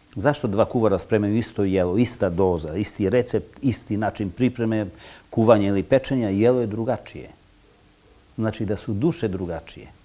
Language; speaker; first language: Serbian; non-native, local second language; Gurani